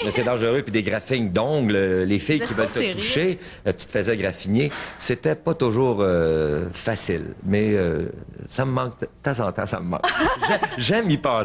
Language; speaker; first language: French; native; French